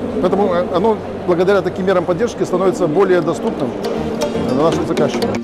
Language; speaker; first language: Russian; native; Russian